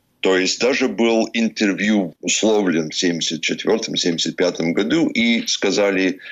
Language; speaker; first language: Russian; early bilingual, heritage; English